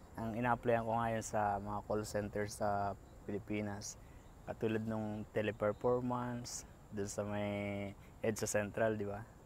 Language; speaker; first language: Filipino; native; Filipino